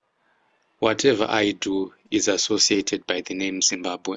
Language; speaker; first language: English; non-native, local second language; Shona